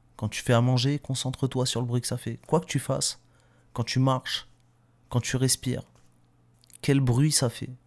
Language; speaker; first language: French; native; French